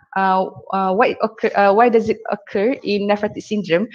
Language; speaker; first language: English; non-native, local second language; Malay